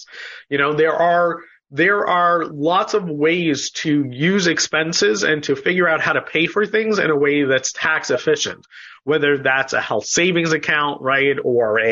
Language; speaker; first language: English; native; English